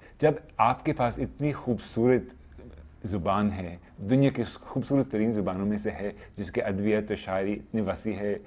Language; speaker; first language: Urdu; non-native, fluent; English